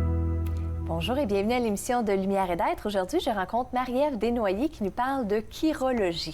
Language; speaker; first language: French; native; French